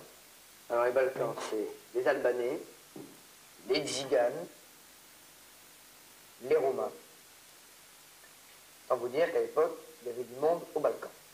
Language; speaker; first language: French; native; French